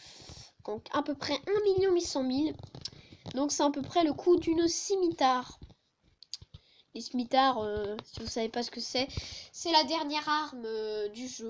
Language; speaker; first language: French; native; French